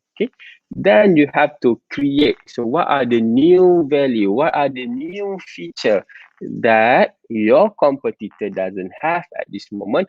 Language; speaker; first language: English; non-native, local second language; Malay